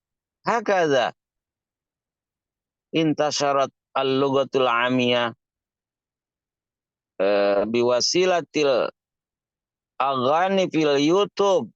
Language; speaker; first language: Arabic; non-native, fluent; Indonesian